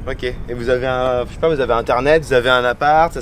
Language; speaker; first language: French; native; French